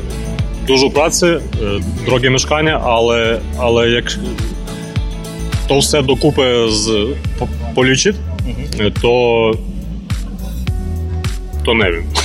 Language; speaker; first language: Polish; non-native, learner; Ukrainian